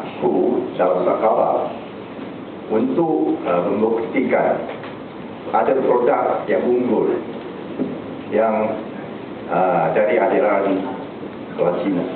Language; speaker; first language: Malay; non-native, local second language; Chinese